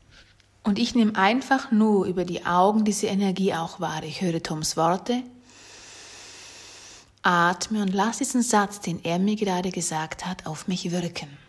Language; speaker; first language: German; native; German